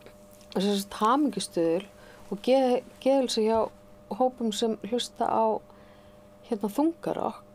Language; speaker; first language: Icelandic; native; Icelandic